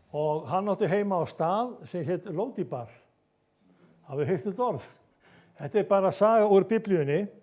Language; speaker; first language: Icelandic; native; Icelandic